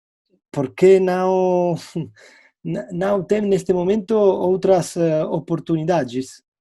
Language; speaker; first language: Portuguese; non-native, fluent; Italian